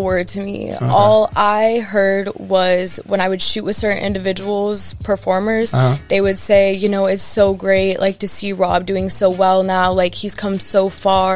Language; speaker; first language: English; native; English